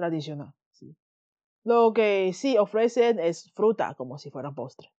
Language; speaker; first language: Spanish; non-native, fluent; Chinese